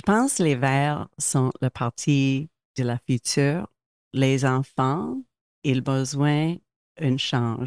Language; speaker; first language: French; non-native, local second language; English